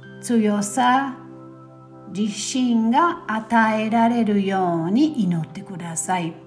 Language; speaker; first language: Japanese; non-native, fluent; German